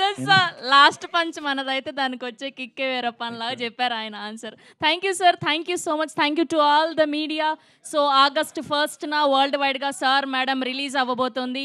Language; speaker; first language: Telugu; native; Telugu